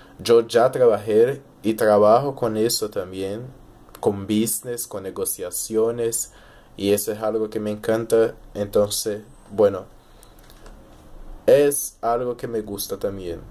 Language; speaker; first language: Spanish; early bilingual, heritage; Portuguese